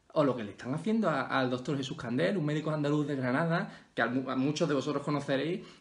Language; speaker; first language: Spanish; native; Spanish